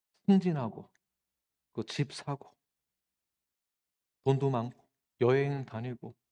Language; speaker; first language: Korean; native; Korean